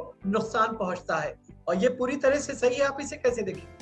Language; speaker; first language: Hindi; native; Hindi